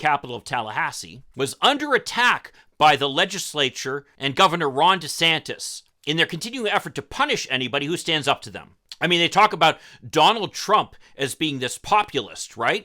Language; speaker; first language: English; native; English